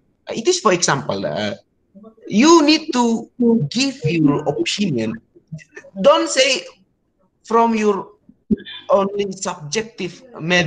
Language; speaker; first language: English; non-native, learner; Indonesian